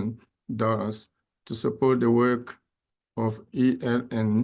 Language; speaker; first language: English; non-native, fluent; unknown